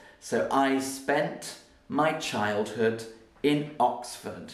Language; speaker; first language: English; native; English